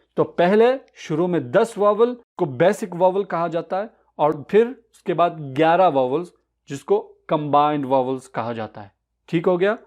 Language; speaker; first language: Urdu; non-native, local second language; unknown